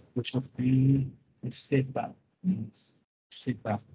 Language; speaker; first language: French; non-native, fluent; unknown